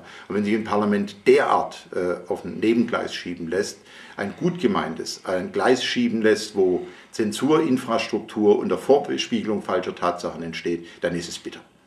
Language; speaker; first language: German; native; German